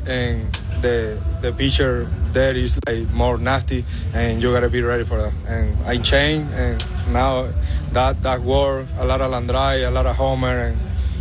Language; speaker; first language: English; non-native, fluent; Spanish